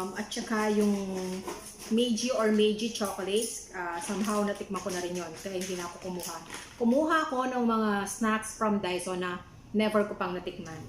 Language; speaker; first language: Filipino; non-native, local second language; Pampanga